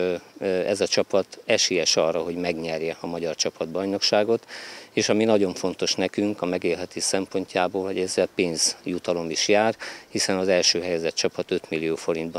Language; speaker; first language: Hungarian; native; Hungarian